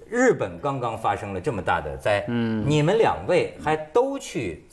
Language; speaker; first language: Chinese; native; Chinese